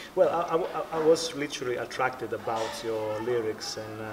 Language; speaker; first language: English; non-native, fluent; Italian